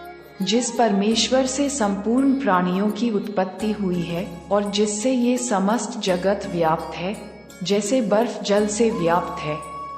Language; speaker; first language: Hindi; native; Hindi